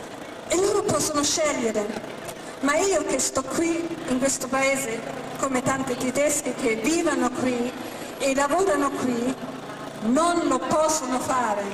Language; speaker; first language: Italian; non-native, fluent; German